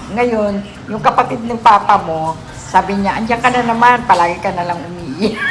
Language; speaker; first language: Filipino; native; Filipino